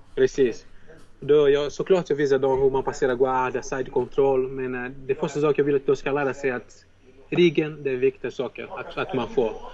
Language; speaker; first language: Swedish; non-native, fluent; Portuguese